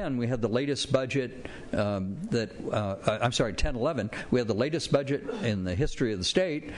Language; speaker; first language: English; native; English